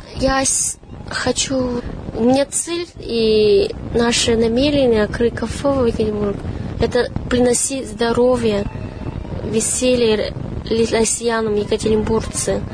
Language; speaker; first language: Russian; non-native, learner; Chinese